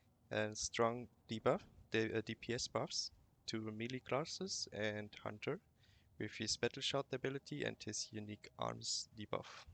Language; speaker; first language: English; non-native, fluent; German